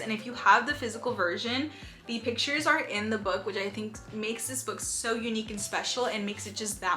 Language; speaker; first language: English; native; English